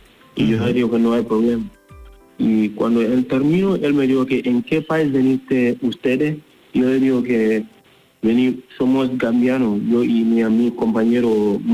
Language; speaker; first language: Spanish; non-native, learner; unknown